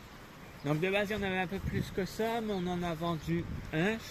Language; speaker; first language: French; native; French